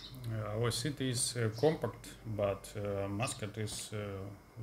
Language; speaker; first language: English; non-native, learner; Russian